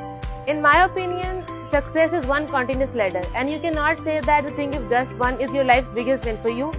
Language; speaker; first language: English; non-native, local second language; Urdu